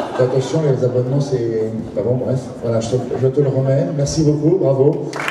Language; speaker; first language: French; native; French